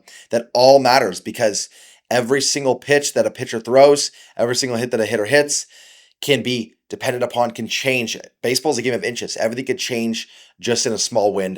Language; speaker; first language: English; native; English